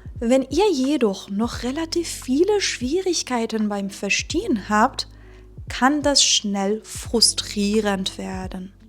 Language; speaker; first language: German; non-native, fluent; Persian